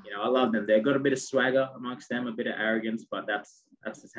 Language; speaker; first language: English; non-native, local second language; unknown